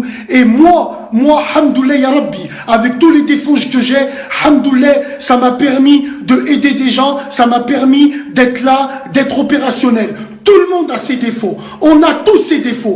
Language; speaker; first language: French; native; French